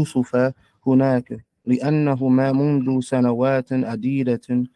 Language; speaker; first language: Arabic; non-native, learner; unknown